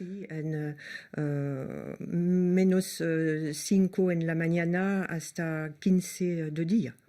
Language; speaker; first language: Spanish; non-native, learner; French